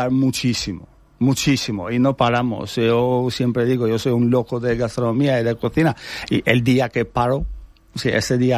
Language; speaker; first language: Spanish; non-native, fluent; Albanian